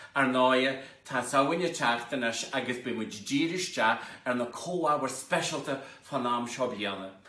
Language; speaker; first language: Irish; native; Irish